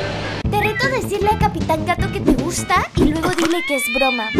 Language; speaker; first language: Spanish; native; Spanish